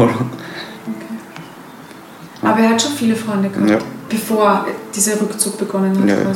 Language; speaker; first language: German; native; German